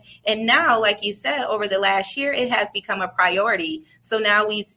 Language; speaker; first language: English; native; English